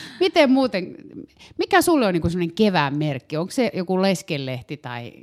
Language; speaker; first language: Finnish; native; Finnish